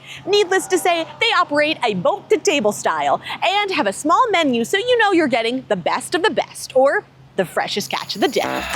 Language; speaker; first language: English; native; English